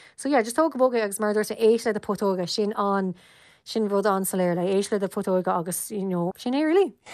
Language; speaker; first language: Irish; non-native, local second language; English